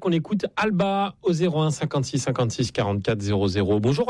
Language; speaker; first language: French; native; French